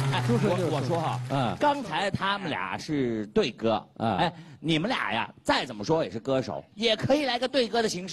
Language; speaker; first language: Chinese; native; Chinese